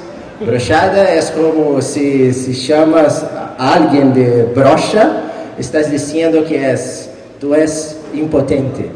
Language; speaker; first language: Spanish; non-native, fluent; Portuguese